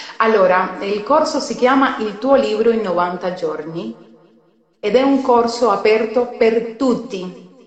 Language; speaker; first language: Italian; non-native, fluent; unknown